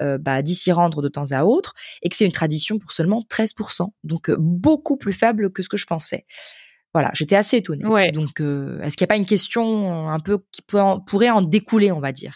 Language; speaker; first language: French; native; French